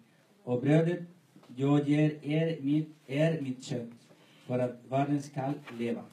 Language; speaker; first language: Swedish; non-native, learner; Spanish